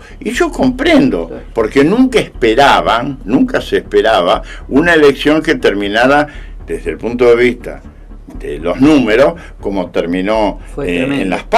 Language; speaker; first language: Spanish; native; Spanish